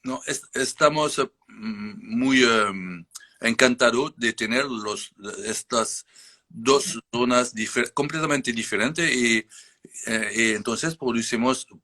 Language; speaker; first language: Spanish; non-native, learner; French